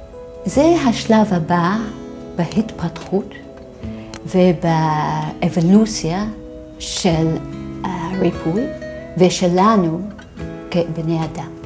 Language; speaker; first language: Hebrew; non-native, fluent; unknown